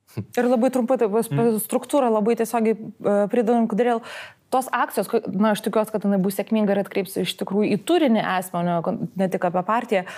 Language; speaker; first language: Lithuanian; non-native, local second language; Polish